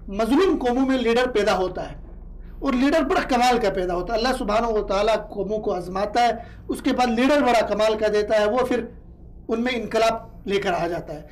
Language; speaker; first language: Urdu; non-native, local second language; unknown